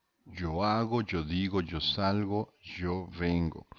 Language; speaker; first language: Spanish; non-native, fluent; Portuguese